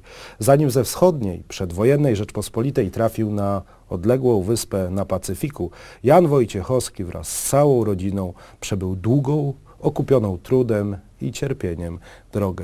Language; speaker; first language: Polish; native; Polish